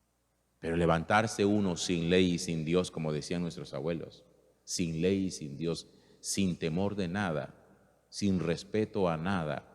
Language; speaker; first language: Spanish; native; Spanish